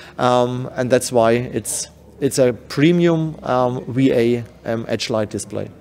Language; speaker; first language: English; non-native, fluent; German